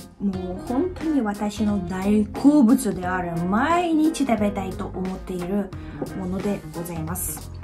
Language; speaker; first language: Japanese; non-native, fluent; Russian